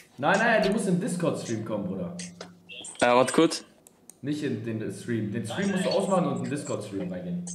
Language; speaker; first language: German; native; German